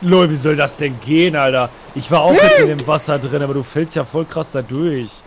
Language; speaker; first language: German; native; German